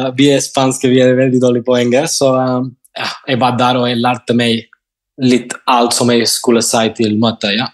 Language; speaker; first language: Norwegian; non-native, fluent; Spanish